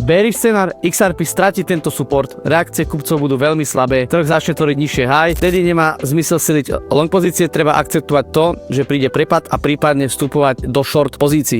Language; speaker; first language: Slovak; native; Slovak